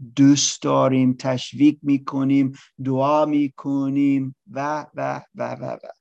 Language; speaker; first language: Persian; non-native, learner; English